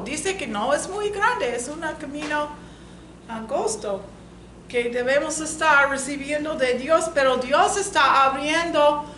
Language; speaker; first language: Spanish; non-native, learner; English